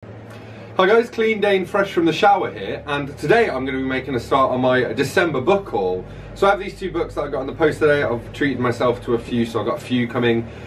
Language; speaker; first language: English; native; English